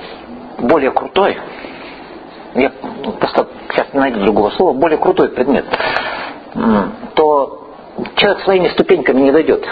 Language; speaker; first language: Russian; native; Russian